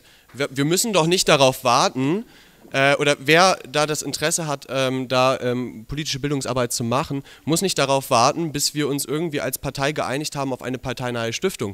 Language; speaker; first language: German; native; German